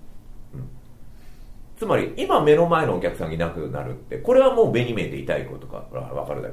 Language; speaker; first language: Japanese; native; Japanese